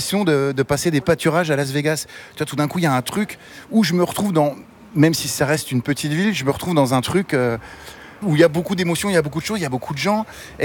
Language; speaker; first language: French; native; French